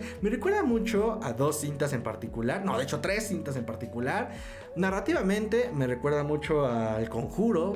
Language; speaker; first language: Spanish; native; Spanish